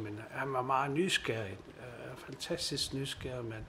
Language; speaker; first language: Danish; non-native, local second language; Kalaallisut